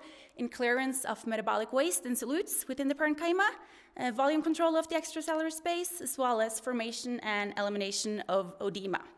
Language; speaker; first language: English; non-native, fluent; Norwegian